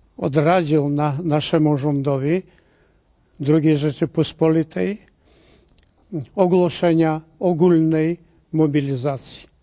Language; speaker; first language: Polish; native; Polish